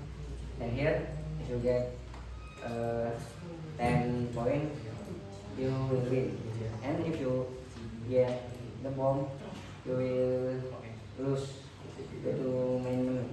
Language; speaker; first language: English; non-native, learner; Indonesian